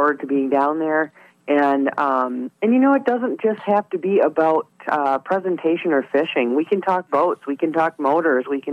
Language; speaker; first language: English; native; English